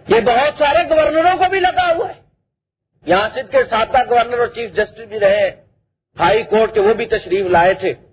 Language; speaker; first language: Urdu; non-native, local second language; Punjabi